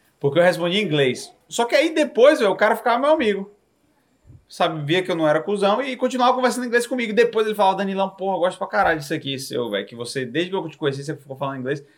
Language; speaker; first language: Portuguese; native; Portuguese